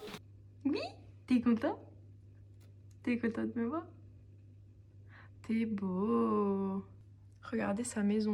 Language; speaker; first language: French; native; French